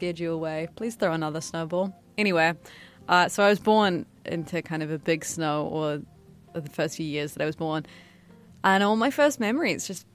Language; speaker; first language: English; native; English